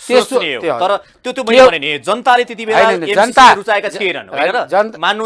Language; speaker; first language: Nepali; native; Nepali